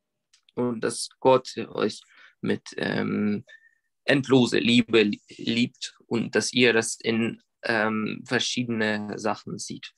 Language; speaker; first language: German; non-native, learner; Russian